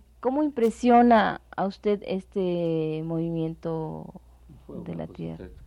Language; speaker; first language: Spanish; native; Spanish